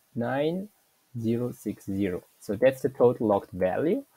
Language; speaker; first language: English; non-native, fluent; German